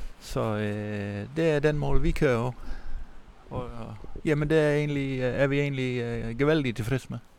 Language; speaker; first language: Danish; non-native, fluent; Dutch